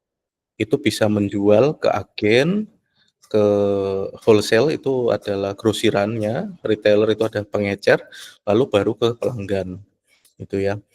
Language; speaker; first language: Indonesian; native; Indonesian